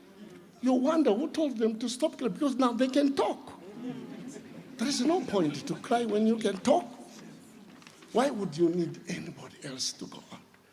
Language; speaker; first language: English; non-native, local second language; Shona